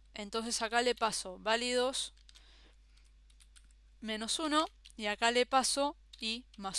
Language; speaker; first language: Spanish; native; Spanish